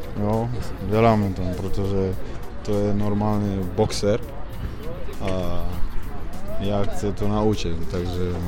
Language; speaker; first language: Czech; non-native, fluent; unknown